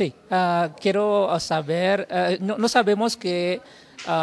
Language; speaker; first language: Spanish; non-native, learner; Indonesian